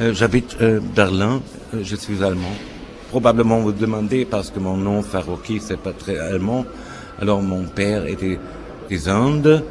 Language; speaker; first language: French; non-native, fluent; German